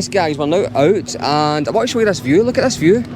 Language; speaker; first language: English; native; English